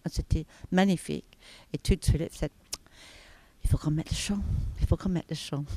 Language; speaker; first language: French; non-native, fluent; English